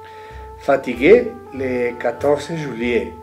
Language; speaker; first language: French; non-native, learner; Spanish